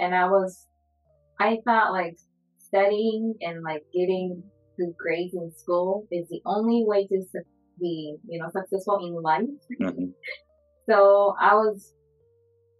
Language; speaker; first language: English; non-native, fluent; Japanese